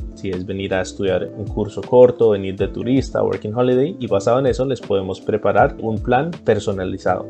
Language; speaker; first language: Spanish; early bilingual, heritage; Spanish